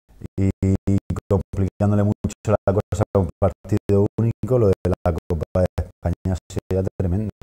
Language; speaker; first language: Spanish; native; Spanish